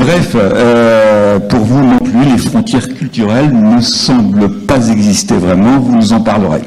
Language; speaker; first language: French; native; French